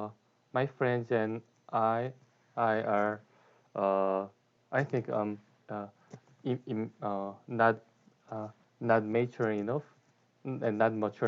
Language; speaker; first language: English; non-native, learner; Korean